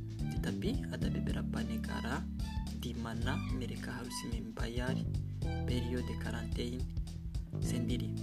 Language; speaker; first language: Indonesian; non-native, learner; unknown